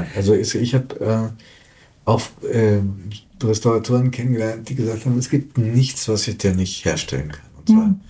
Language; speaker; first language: German; native; German